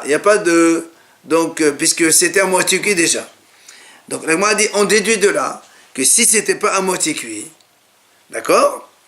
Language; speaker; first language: French; native; French